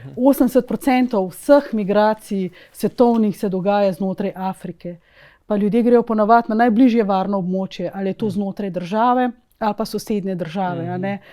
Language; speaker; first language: Slovenian; native; Slovenian